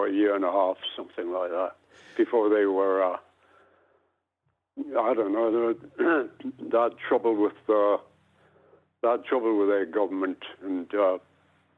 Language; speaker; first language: English; native; English